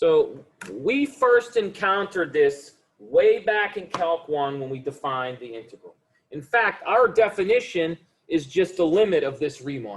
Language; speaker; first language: English; native; English